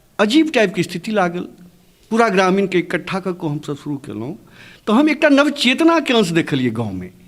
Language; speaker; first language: Maithili; native; Maithili